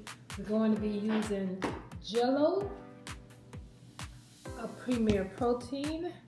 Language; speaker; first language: English; native; English